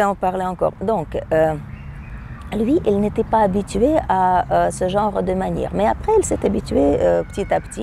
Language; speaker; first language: French; non-native, fluent; Russian